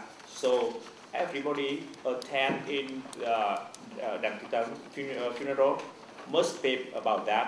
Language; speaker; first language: English; non-native, learner; Vietnamese